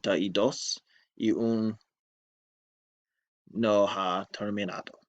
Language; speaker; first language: Spanish; non-native, learner; English